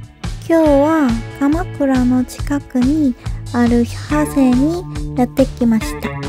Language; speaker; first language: Japanese; non-native, learner; Korean